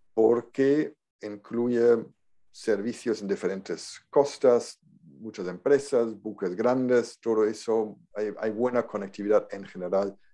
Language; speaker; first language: Spanish; non-native, fluent; German